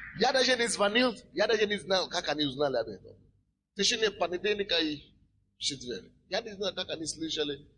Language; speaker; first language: Russian; non-native, fluent; Yoruba